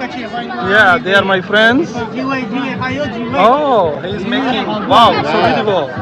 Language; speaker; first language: English; non-native, learner; Urdu